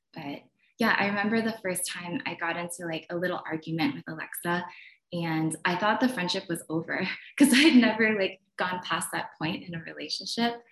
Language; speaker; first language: English; native; English